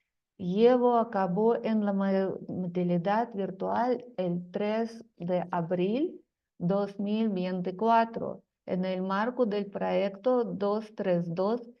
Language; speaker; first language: Spanish; non-native, fluent; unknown